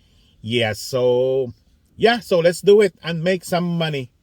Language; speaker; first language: English; non-native, local second language; Filipino